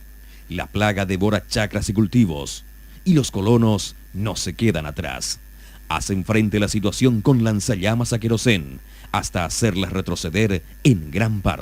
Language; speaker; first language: Spanish; native; Spanish